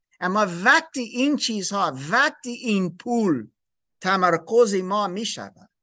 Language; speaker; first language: Persian; non-native, learner; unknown